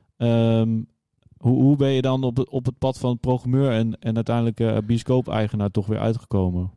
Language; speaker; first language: Dutch; native; Dutch